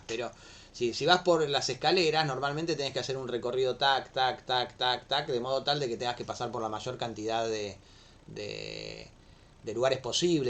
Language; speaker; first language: Spanish; native; Spanish